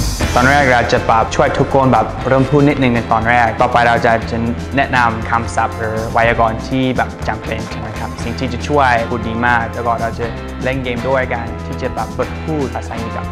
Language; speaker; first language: Thai; non-native, fluent; English